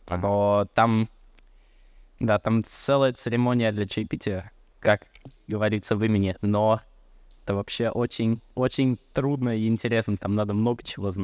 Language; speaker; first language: Russian; early bilingual, heritage; Russian